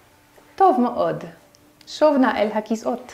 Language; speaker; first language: Hebrew; non-native, fluent; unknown